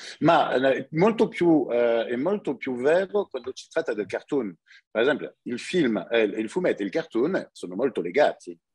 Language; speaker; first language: Italian; early bilingual, heritage; French